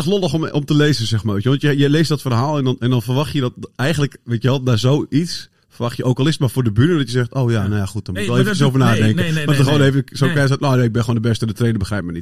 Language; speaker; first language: Dutch; native; Dutch